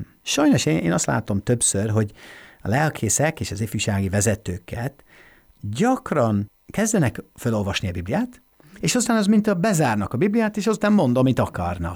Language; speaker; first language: Hungarian; non-native, fluent; English